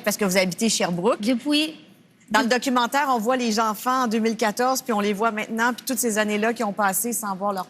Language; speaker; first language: French; native; French